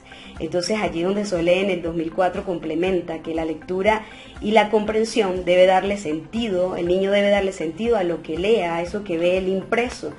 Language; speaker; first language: Spanish; native; Spanish